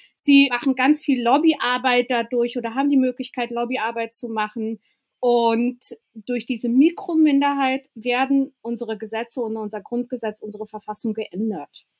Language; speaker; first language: German; early bilingual, other home language; Albanian